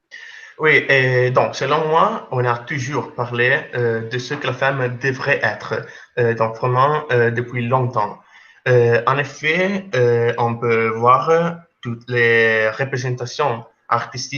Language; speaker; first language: French; non-native, fluent; Italian